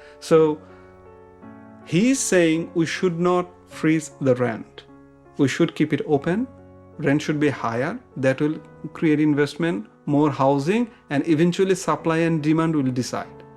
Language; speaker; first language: English; non-native, local second language; Bangla